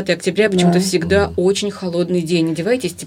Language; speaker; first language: Russian; native; Russian